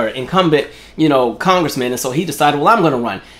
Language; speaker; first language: English; native; English